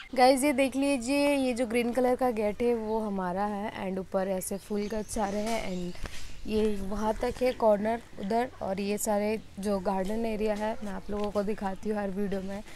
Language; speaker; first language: Hindi; non-native, local second language; Odia